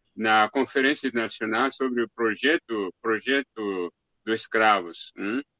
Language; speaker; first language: Portuguese; non-native, fluent; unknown